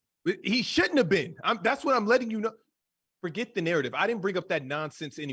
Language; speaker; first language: English; native; English